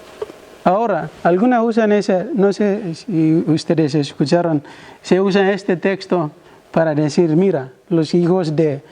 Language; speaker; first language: Spanish; non-native, learner; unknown